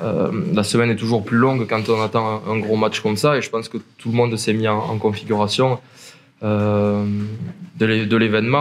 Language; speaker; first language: French; native; French